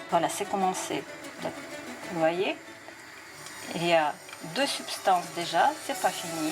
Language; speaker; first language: French; non-native, fluent; Russian